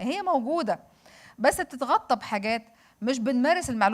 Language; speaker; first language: Arabic; native; Arabic